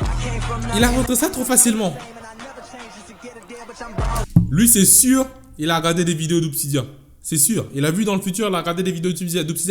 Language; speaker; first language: French; native; French